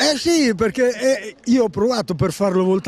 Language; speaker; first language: Italian; native; Italian